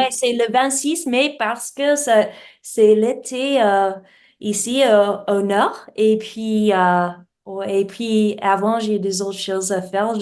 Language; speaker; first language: French; non-native, learner; English